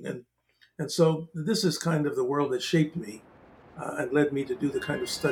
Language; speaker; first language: English; native; English